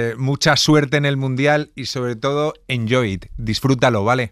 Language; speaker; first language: Spanish; native; Spanish